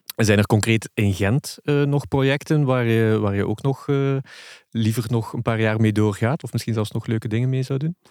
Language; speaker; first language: Dutch; native; Dutch